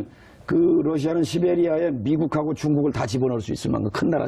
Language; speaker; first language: Korean; native; Korean